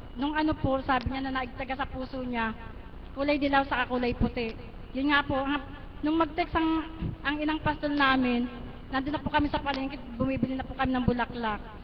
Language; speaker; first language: Filipino; native; Filipino